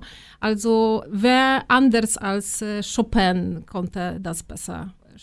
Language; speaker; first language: German; non-native, fluent; Polish